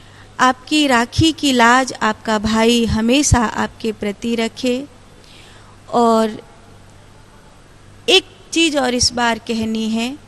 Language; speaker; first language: Hindi; native; Hindi